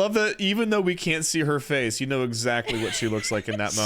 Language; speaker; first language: English; native; English